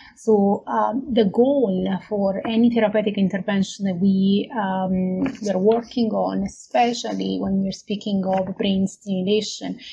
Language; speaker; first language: English; non-native, fluent; Italian